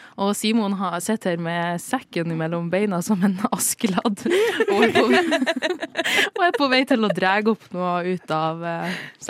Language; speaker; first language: Norwegian; native; Norwegian